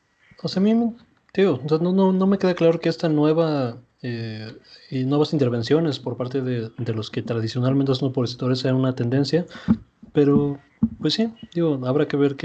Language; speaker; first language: Spanish; native; Spanish